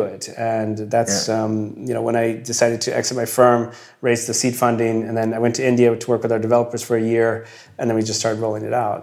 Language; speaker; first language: English; native; English